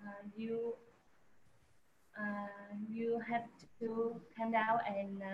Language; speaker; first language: English; non-native, learner; Vietnamese